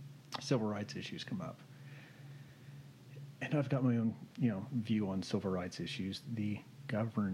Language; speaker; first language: English; native; English